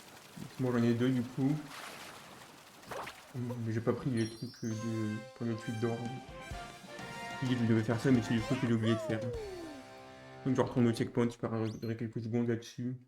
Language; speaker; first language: French; native; French